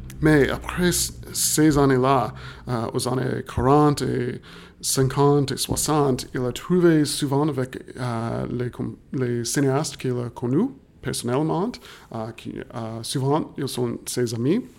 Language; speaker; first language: French; non-native, fluent; English